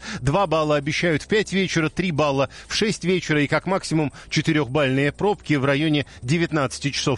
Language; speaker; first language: Russian; native; Russian